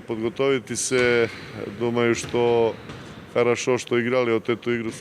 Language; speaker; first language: Russian; non-native, learner; Serbian